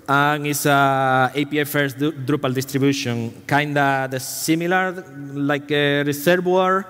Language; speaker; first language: English; non-native, fluent; Spanish